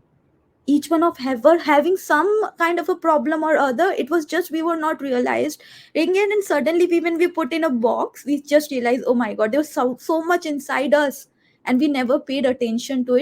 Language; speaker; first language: English; non-native, local second language; Hindi